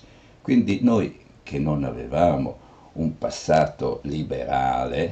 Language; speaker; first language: Italian; native; Italian